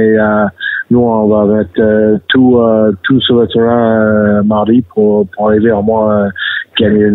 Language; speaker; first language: French; non-native, fluent; English